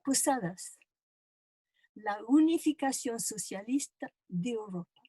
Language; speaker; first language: Spanish; non-native, fluent; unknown